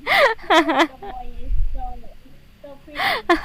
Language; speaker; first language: English; non-native, learner; Vietnamese